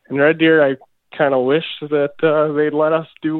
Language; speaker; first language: English; native; English